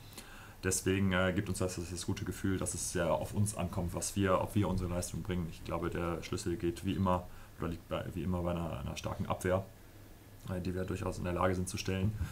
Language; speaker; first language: German; native; German